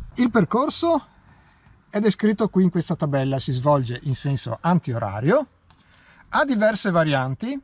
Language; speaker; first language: Italian; native; Italian